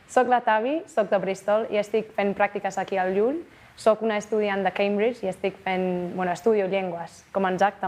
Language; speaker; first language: Catalan; non-native, fluent; English